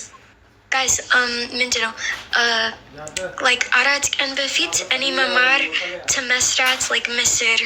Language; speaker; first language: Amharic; early bilingual, heritage; Amharic